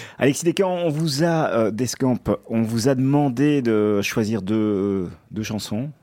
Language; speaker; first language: French; native; French